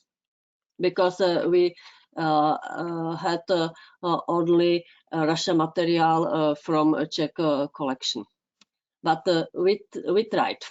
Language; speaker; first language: English; non-native, fluent; Czech